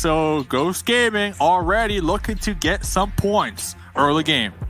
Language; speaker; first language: English; native; English